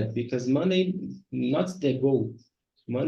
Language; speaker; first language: English; non-native, learner; Portuguese